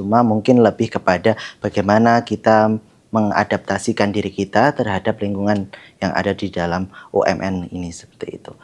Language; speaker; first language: Indonesian; non-native, local second language; Javanese